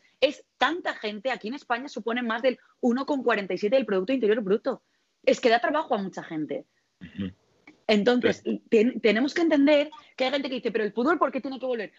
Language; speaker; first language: Spanish; native; Spanish